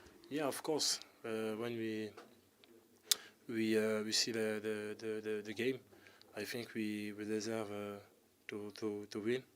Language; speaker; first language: English; non-native, learner; French